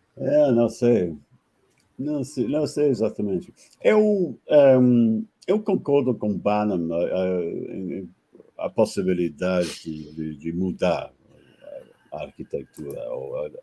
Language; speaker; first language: Portuguese; non-native, fluent; English